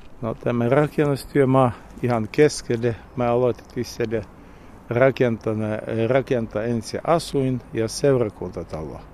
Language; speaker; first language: Finnish; non-native, learner; Russian